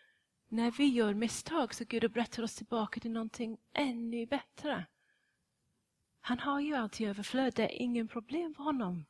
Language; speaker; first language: Swedish; non-native, fluent; English